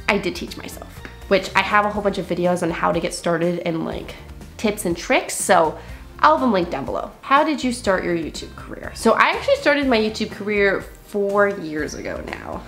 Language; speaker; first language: English; native; English